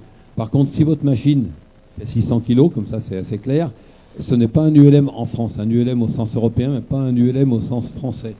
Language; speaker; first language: French; native; French